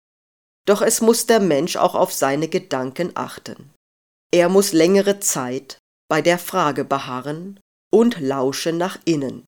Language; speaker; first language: German; native; German